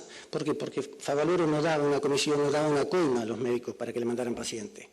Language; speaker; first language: Spanish; native; Spanish